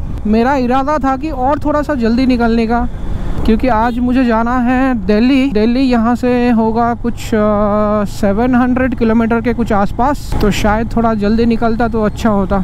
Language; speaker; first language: Hindi; native; Hindi